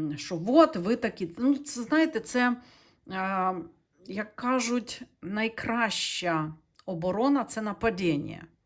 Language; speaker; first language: Ukrainian; non-native, local second language; Russian